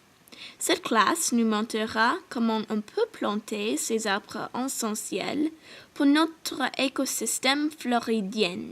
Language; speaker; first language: French; non-native, learner; English